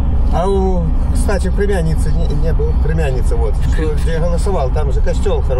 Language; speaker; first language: Russian; native; Russian